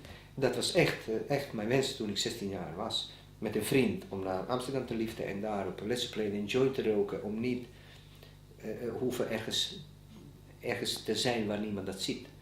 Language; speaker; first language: Dutch; non-native, fluent; Bosnian